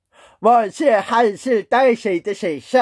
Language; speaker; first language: Chinese; non-native, learner; Korean